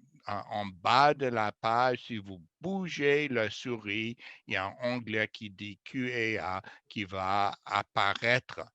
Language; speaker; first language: French; non-native, fluent; English